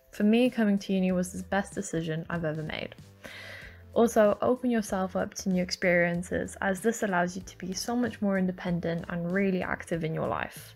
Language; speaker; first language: English; native; English